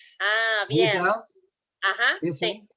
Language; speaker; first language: Spanish; non-native, learner; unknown